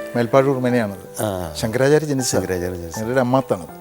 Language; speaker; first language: Malayalam; native; Malayalam